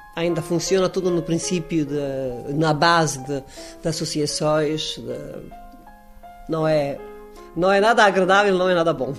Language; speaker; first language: Portuguese; non-native, learner; Croatian